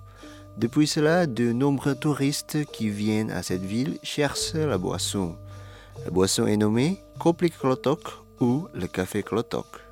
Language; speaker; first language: French; non-native, fluent; Indonesian